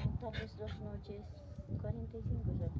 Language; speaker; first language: Spanish; native; Spanish